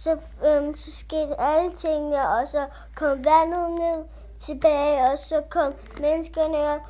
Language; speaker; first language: Danish; early bilingual, other home language; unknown